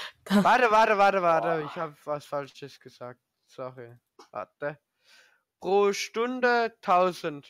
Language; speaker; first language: German; native; German